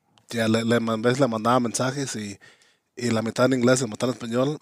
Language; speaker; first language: Spanish; early bilingual, heritage; Spanish